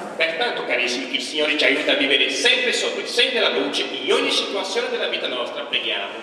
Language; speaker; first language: Italian; non-native, fluent; Portuguese